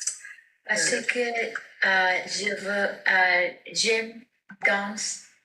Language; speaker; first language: French; non-native, learner; Vietnamese